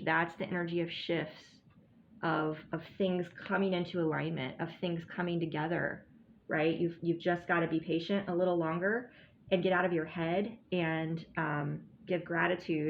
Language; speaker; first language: English; native; English